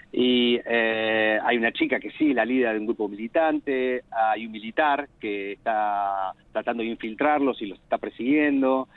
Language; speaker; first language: Spanish; native; Spanish